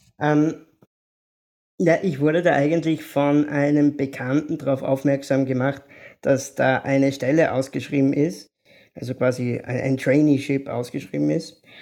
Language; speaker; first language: German; native; German